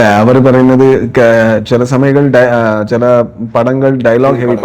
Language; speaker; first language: Malayalam; non-native, learner; Kannada